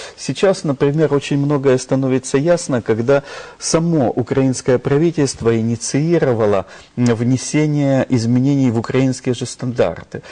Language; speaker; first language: Russian; native; Russian